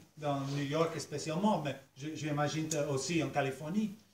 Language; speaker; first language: French; non-native, fluent; English